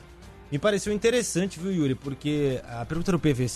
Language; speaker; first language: Portuguese; native; Portuguese